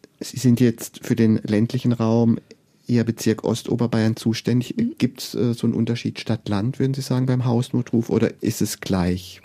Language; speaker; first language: German; native; German